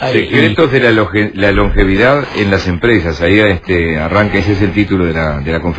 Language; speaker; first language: Spanish; native; Spanish